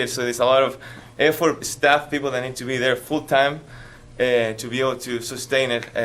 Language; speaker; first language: English; non-native, fluent; Spanish